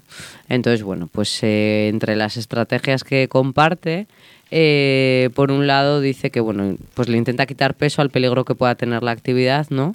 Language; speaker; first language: Spanish; native; Spanish